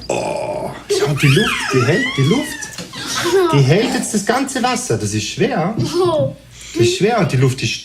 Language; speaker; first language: German; native; German